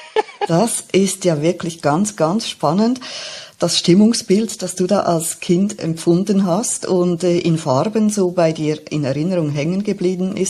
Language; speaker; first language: German; native; German